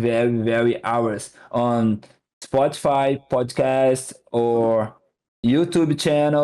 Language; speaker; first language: English; non-native, learner; Portuguese